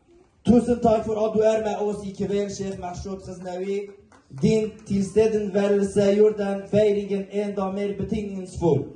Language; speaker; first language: Norwegian; non-native, fluent; Central Kurdish